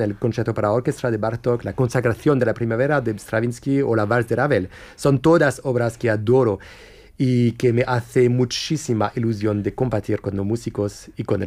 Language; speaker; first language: Spanish; non-native, fluent; French